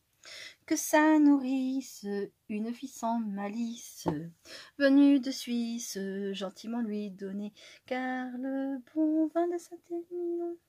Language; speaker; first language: French; native; French